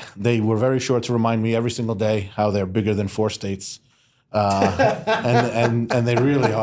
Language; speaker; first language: English; native; English